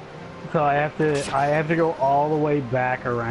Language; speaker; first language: English; native; English